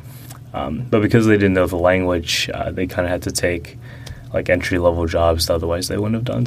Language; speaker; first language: English; early bilingual, other home language; Russian